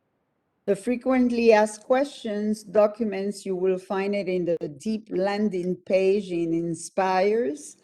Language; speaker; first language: English; non-native, fluent; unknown